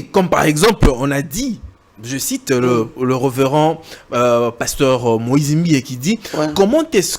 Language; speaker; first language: French; non-native, local second language; Lingala